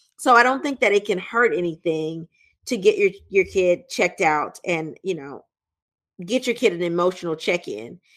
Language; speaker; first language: English; native; English